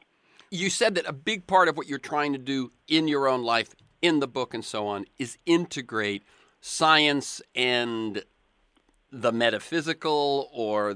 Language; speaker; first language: English; native; English